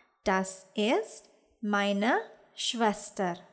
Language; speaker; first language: German; non-native, fluent; Indonesian